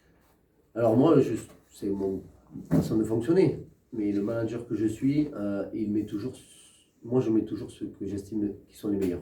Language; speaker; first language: French; native; French